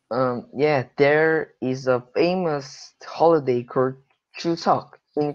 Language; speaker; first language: English; non-native, learner; Korean